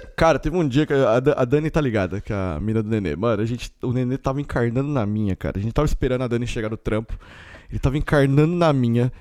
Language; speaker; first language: Portuguese; native; Portuguese